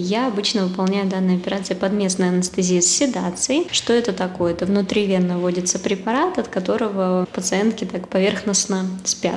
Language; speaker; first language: Russian; native; Russian